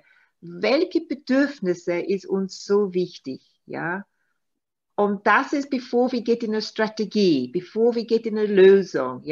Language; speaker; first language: German; non-native, learner; Maltese